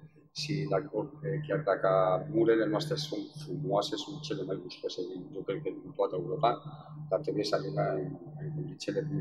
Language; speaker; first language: Romanian; non-native, fluent; Spanish